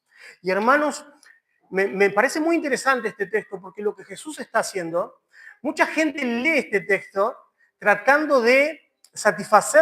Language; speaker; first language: Spanish; native; Spanish